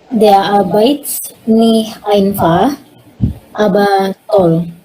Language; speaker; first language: German; non-native, learner; Indonesian